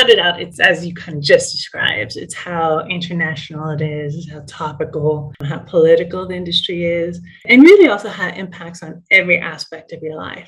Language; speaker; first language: English; native; English